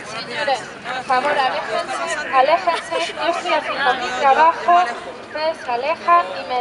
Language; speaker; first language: Spanish; native; Spanish